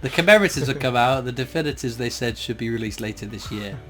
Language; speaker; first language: English; native; English